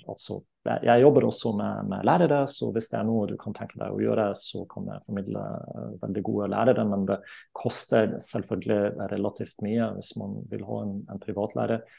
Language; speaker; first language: Norwegian; non-native, fluent; German